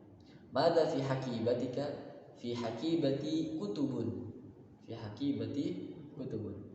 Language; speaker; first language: Arabic; non-native, fluent; Indonesian